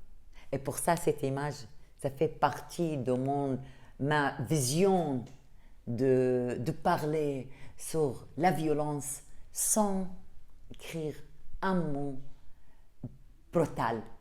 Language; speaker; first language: French; non-native, fluent; Arabic